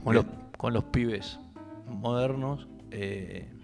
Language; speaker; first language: Spanish; native; Spanish